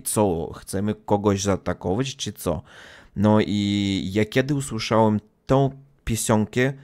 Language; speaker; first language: Polish; non-native, learner; Russian